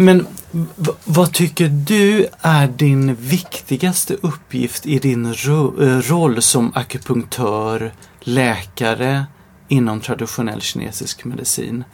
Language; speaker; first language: Swedish; native; Swedish